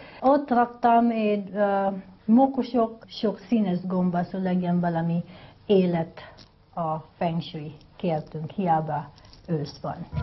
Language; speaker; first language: Hungarian; non-native, learner; Filipino